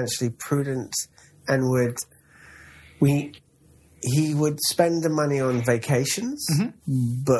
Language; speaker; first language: English; native; English